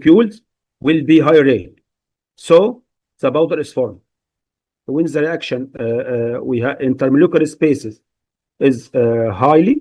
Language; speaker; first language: English; non-native, fluent; Arabic